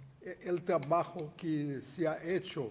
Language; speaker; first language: Spanish; non-native, fluent; Portuguese